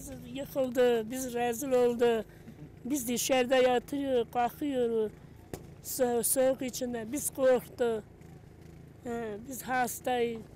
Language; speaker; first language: Turkish; non-native, local second language; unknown